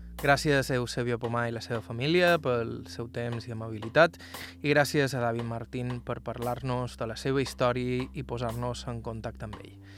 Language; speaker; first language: Catalan; native; Catalan